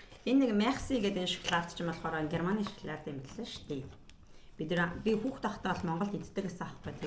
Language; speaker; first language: Mongolian; native; Mongolian